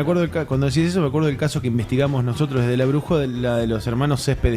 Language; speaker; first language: Spanish; native; Spanish